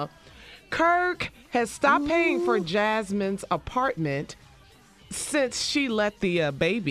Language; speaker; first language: English; native; English